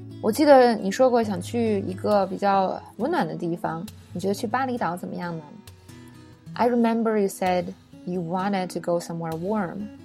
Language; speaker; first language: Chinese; native; Chinese